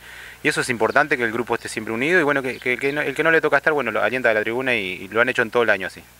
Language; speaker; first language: Spanish; native; Spanish